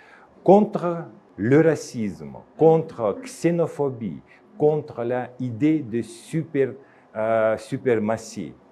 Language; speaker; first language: French; non-native, fluent; Russian